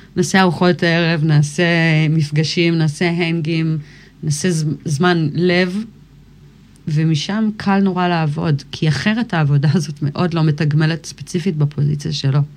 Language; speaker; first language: Hebrew; early bilingual, other home language; English